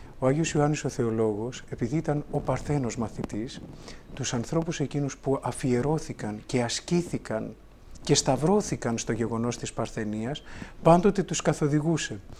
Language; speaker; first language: Greek; native; Greek